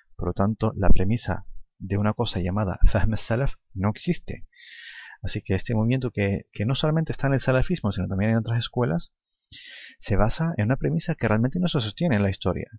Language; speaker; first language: Spanish; non-native, fluent; Arabic